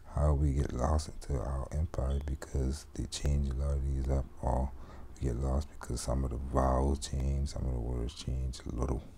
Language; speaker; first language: English; native; English